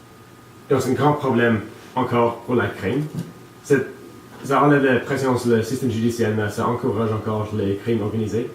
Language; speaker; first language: French; non-native, local second language; English